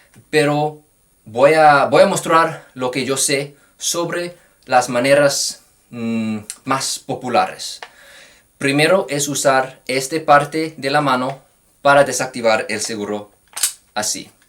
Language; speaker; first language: Spanish; non-native, fluent; English